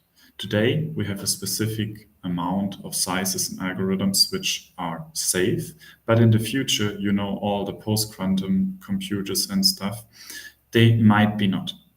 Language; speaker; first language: English; non-native, fluent; German